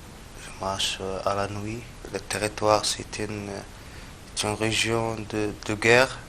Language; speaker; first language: French; non-native, learner; Arabic